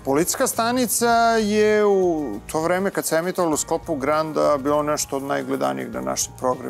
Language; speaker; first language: Serbian; native; Serbian